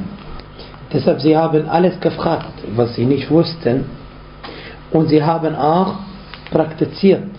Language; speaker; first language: German; non-native, fluent; Arabic